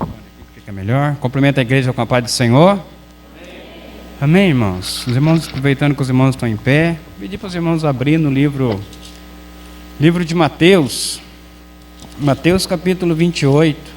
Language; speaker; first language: Portuguese; native; Portuguese